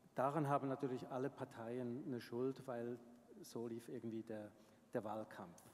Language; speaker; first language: German; native; German